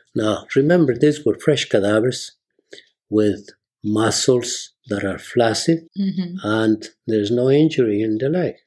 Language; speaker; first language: English; non-native, fluent; Spanish